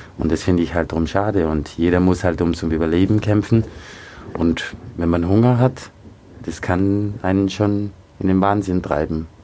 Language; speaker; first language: German; early bilingual, other home language; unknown